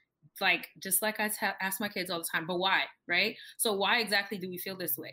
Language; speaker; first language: English; native; English